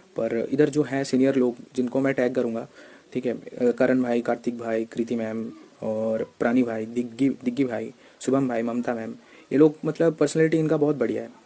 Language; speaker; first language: Hindi; non-native, local second language; Bangla